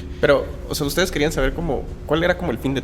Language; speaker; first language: Spanish; native; Spanish